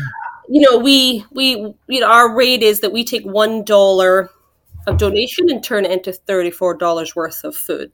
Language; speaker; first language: English; native; English